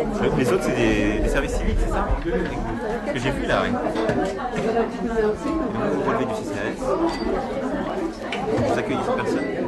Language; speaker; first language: French; native; French